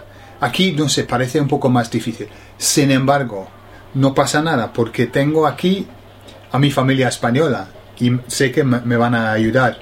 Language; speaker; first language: Spanish; non-native, fluent; English